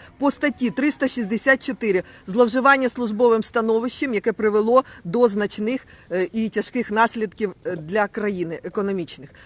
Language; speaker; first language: Ukrainian; native; Ukrainian